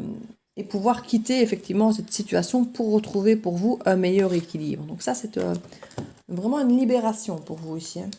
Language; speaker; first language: French; native; French